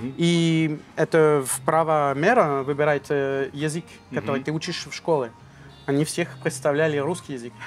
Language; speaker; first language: Russian; non-native, learner; French